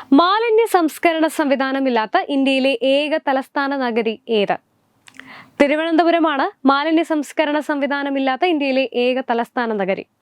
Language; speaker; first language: Malayalam; native; Malayalam